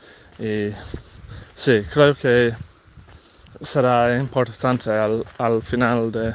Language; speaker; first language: Spanish; non-native, fluent; English